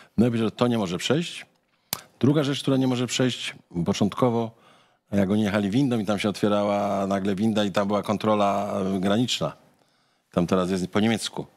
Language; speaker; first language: Polish; native; Polish